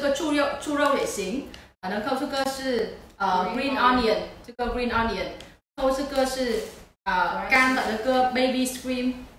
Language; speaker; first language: Chinese; non-native, fluent; Vietnamese